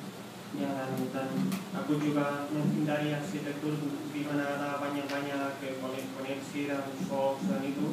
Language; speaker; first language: Indonesian; non-native, fluent; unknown